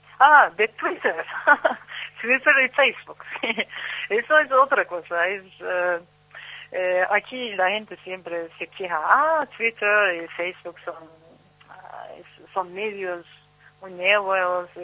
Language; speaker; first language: Spanish; non-native, learner; Turkish